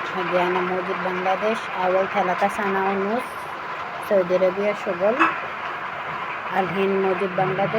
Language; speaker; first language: Arabic; non-native, learner; Bangla